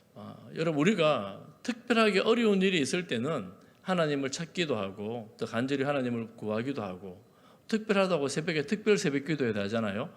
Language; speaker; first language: Korean; native; Korean